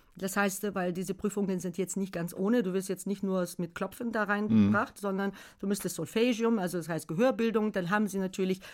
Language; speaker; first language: German; non-native, fluent; Bulgarian